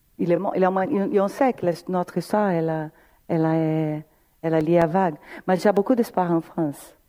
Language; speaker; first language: French; non-native, fluent; Portuguese